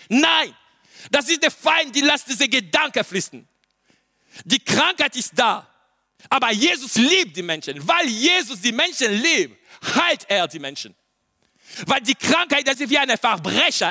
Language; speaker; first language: German; non-native, learner; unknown